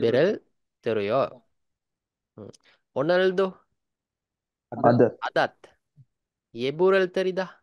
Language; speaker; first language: Korean; non-native, fluent; Sinhala